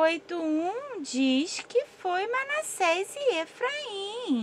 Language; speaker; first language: Portuguese; native; Portuguese